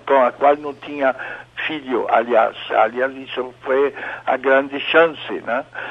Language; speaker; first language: Portuguese; non-native, fluent; French